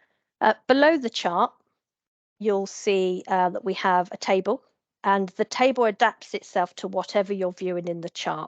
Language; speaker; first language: English; native; English